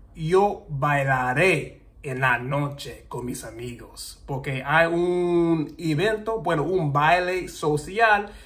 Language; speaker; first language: Spanish; non-native, learner; English